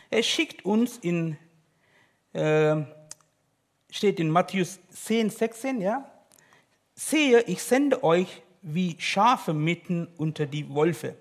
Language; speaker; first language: German; non-native, learner; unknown